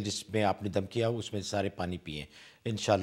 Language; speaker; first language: Urdu; native; Urdu